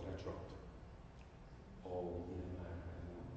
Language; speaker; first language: Portuguese; non-native, learner; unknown